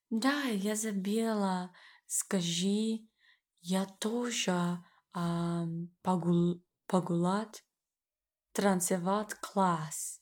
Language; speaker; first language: Russian; non-native, learner; English